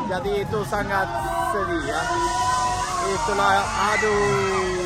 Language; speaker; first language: Indonesian; non-native, fluent; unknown